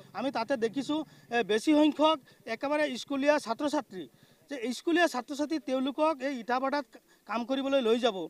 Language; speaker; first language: Assamese; non-native, local second language; Bangla